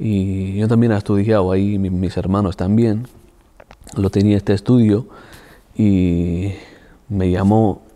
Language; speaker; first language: Spanish; non-native, fluent; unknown